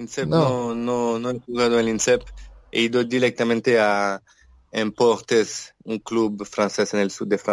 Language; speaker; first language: Portuguese; non-native, learner; French